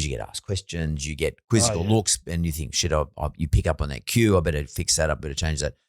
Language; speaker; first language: English; native; English